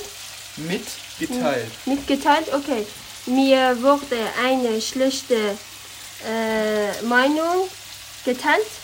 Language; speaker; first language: German; non-native, learner; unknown